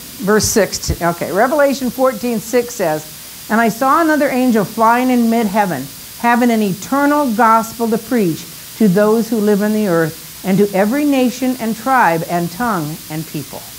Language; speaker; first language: English; native; English